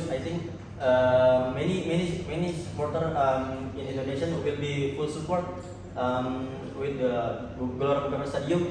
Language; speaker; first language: English; non-native, learner; Indonesian